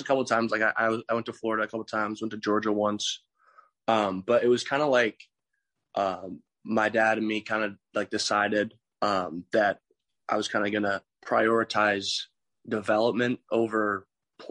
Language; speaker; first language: English; native; English